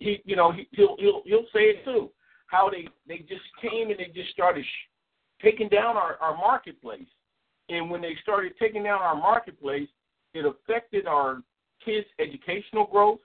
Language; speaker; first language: English; native; English